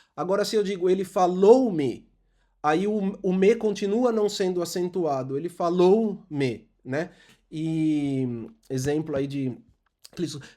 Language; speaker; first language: Portuguese; native; Portuguese